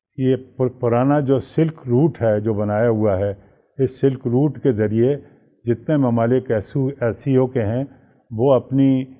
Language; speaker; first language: Urdu; native; Urdu